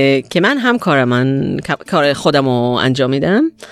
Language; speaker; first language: Persian; non-native, fluent; Hebrew